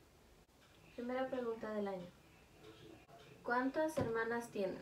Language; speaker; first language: Spanish; early bilingual, heritage; Spanish